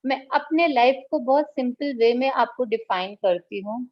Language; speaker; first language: Hindi; non-native, local second language; Bangla